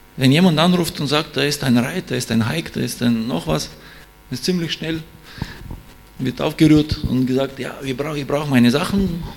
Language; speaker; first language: German; non-native, fluent; Russian